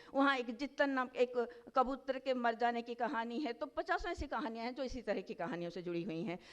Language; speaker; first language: Hindi; non-native, local second language; Odia